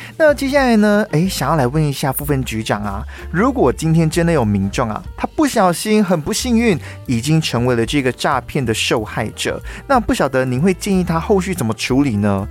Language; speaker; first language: Chinese; native; Chinese